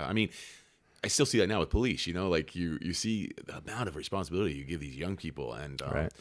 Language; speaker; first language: English; native; English